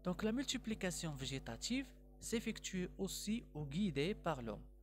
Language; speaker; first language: French; non-native, local second language; Arabic